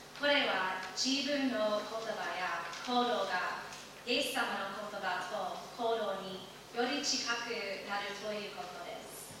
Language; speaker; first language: Japanese; non-native, fluent; English